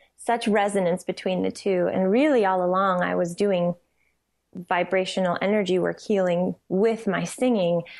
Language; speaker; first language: English; native; English